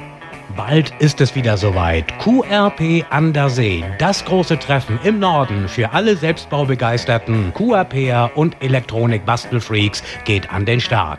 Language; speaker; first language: German; native; German